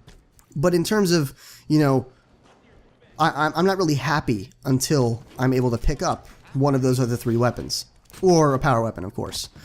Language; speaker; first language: English; native; English